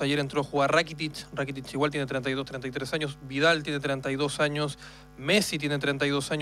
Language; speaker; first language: Spanish; native; Spanish